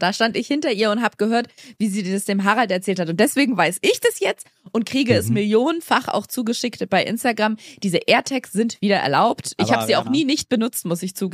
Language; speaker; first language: German; native; German